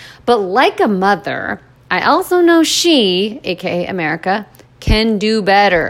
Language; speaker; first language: English; native; English